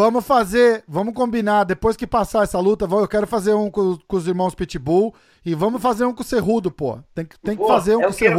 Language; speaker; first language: Portuguese; native; Portuguese